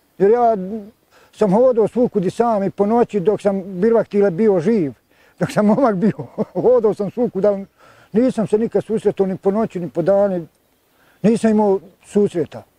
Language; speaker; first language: Bosnian; native; Bosnian